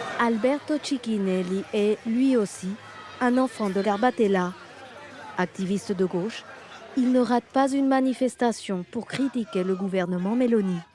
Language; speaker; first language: French; native; French